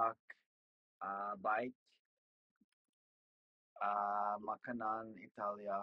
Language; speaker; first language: Indonesian; non-native, learner; English